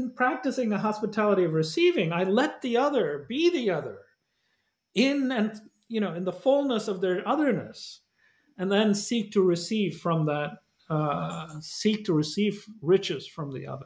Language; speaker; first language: English; non-native, local second language; Malayalam